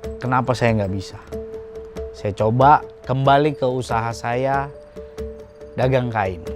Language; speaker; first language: Indonesian; native; Indonesian